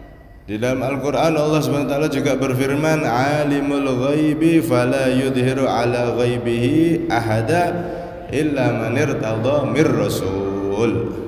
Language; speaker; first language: Indonesian; non-native, local second language; Javanese